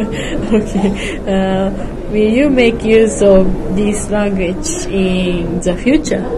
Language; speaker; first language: English; non-native, learner; Japanese